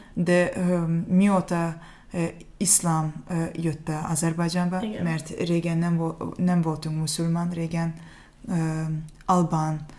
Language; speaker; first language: Hungarian; non-native, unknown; Azerbaijani